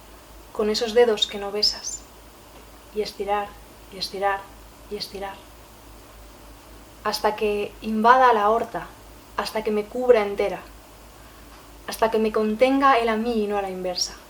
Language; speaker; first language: Spanish; native; Spanish